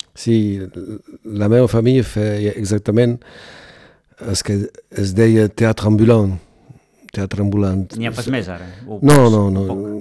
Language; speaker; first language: Catalan; non-native, local second language; French